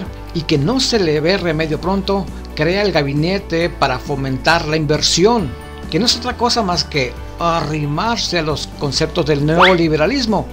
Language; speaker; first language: Spanish; native; Spanish